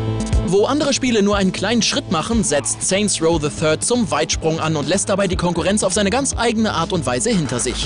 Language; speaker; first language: German; native; German